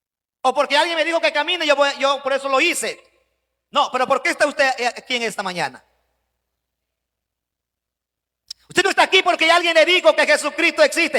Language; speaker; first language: Spanish; native; Spanish